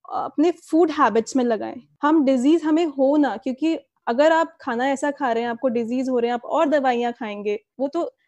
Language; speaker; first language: Hindi; native; Hindi